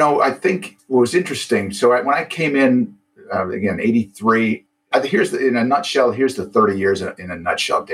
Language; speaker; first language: English; native; English